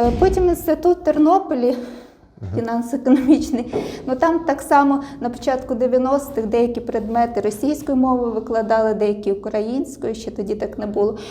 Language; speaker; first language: Ukrainian; non-native, local second language; Russian